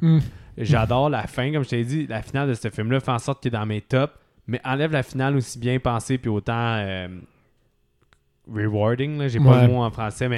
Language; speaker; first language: French; native; French